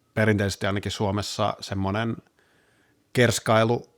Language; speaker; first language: Finnish; native; Finnish